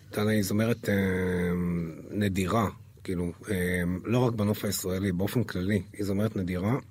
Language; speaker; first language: Hebrew; native; Hebrew